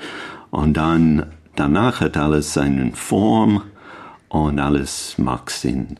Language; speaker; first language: German; non-native, learner; English